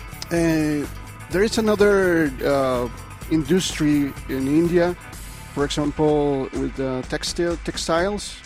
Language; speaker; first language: English; non-native, learner; Spanish